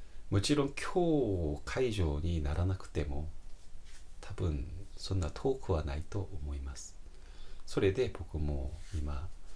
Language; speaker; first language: Japanese; non-native, fluent; Korean